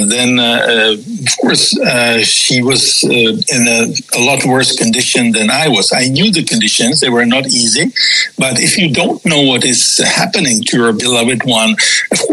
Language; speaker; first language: English; non-native, fluent; Czech